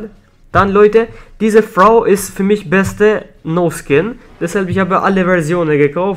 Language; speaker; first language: German; non-native, learner; Albanian